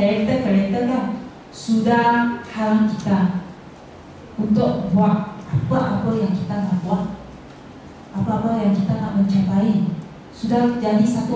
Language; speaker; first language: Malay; non-native, local second language; Chinese